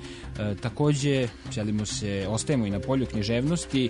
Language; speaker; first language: Serbian; native; Serbian